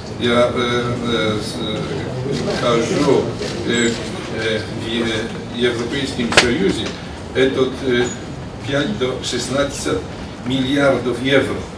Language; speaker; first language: Russian; non-native, learner; Polish